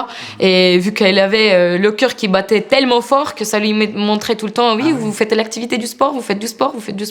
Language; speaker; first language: French; non-native, fluent; Ukrainian